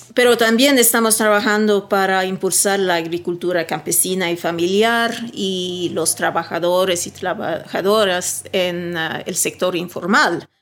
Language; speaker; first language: Spanish; early bilingual, heritage; Swedish